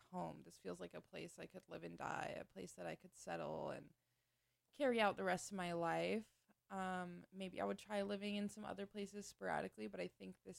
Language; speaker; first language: English; native; English